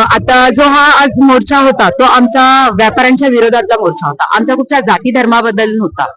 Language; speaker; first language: Marathi; native; Marathi